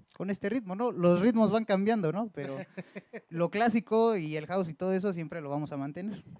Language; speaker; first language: Spanish; native; Spanish